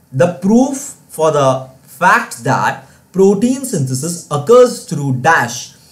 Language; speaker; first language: Hindi; non-native, local second language; Marathi